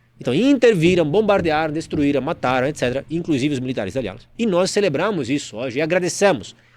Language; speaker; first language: Portuguese; non-native, fluent; Italian